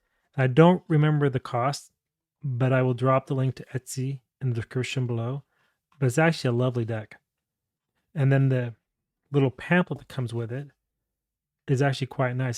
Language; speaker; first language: English; native; English